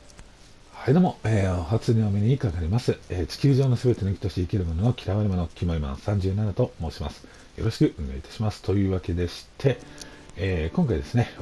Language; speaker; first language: Japanese; native; Japanese